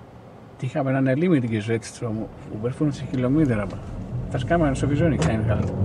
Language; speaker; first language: German; non-native, fluent; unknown